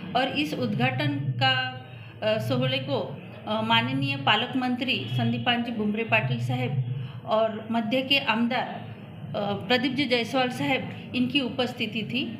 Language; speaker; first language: Hindi; non-native, local second language; Marathi